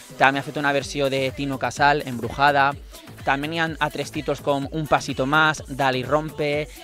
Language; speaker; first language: Catalan; native; Catalan